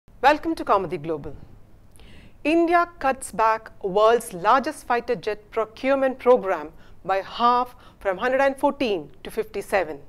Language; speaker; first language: English; non-native, local second language; Malayalam